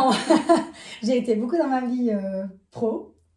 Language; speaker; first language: French; native; French